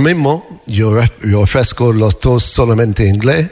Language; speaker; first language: Spanish; non-native, fluent; English